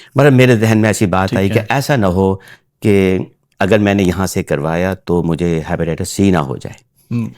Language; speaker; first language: Urdu; native; Urdu